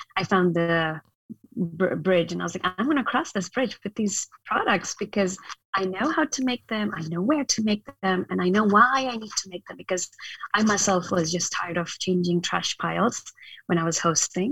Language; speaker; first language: English; non-native, local second language; Hindi